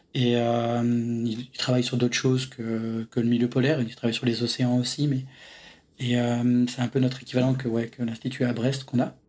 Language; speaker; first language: French; native; French